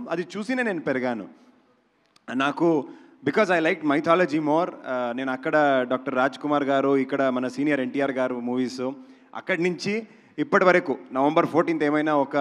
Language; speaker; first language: Telugu; non-native, local second language; Kannada